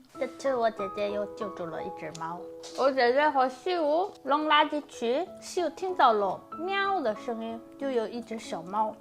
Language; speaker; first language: Chinese; non-native, fluent; Korean